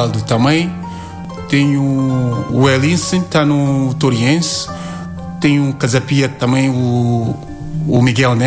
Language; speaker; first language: Portuguese; non-native, learner; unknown